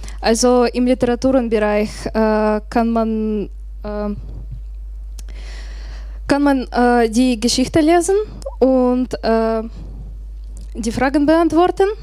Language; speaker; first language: German; non-native, learner; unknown